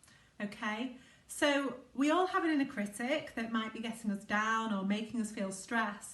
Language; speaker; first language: English; native; English